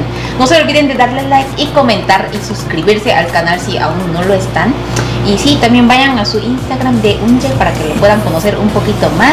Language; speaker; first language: Spanish; non-native, fluent; Korean